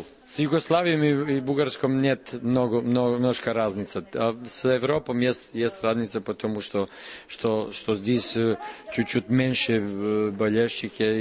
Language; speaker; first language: Russian; non-native, learner; Serbian